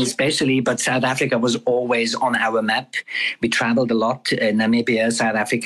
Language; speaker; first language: English; non-native, fluent; German